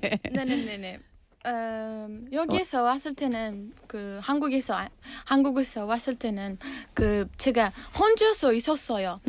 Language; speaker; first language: Korean; non-native, learner; Uzbek